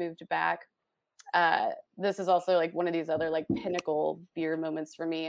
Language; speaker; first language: English; native; English